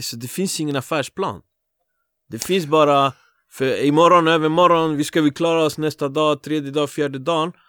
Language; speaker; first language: Swedish; early bilingual, other home language; Spanish